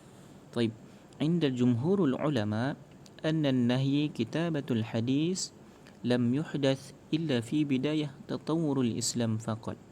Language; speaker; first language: Arabic; non-native, learner; Malay